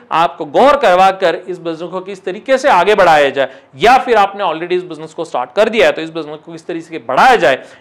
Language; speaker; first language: Hindi; non-native, local second language; Marathi